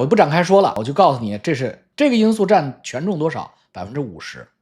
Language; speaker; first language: Chinese; native; Chinese